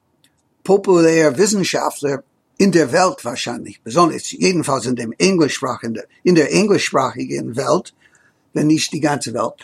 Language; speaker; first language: German; non-native, fluent; English